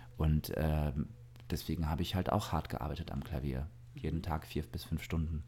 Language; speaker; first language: German; early bilingual, other home language; Russian